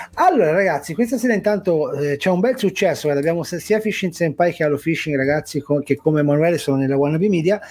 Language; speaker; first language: Italian; native; Italian